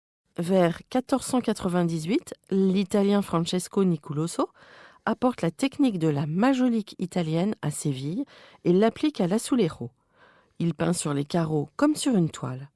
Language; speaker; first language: French; native; French